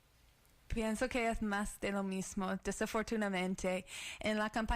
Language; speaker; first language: Spanish; non-native, learner; English